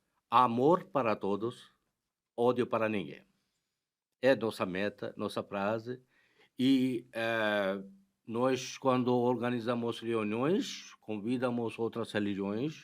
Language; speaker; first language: Portuguese; non-native, fluent; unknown